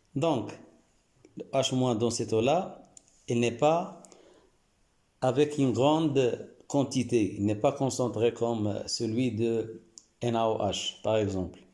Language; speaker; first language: French; non-native, local second language; Arabic